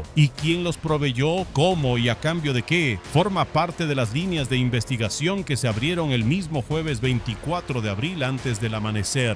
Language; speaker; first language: Spanish; native; Spanish